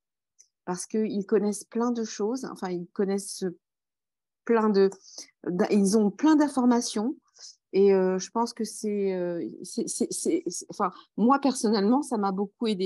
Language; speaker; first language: French; native; French